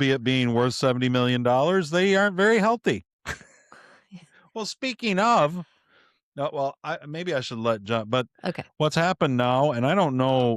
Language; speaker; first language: English; native; English